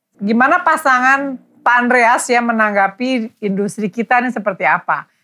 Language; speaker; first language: Indonesian; native; Indonesian